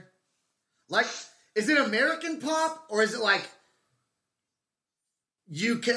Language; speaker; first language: English; native; English